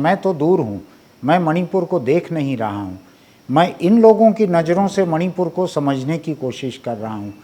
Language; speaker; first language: Hindi; native; Hindi